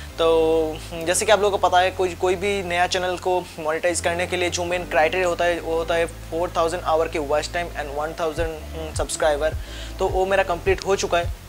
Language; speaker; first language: Hindi; non-native, local second language; Bangla